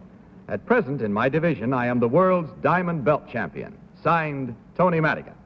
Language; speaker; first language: English; native; English